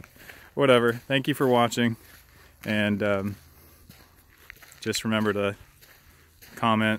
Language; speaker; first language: English; native; English